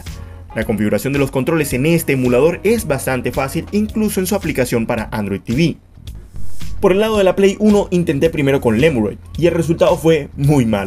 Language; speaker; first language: Spanish; native; Spanish